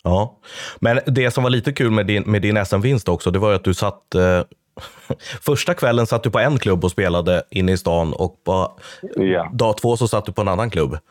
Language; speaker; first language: Swedish; native; Swedish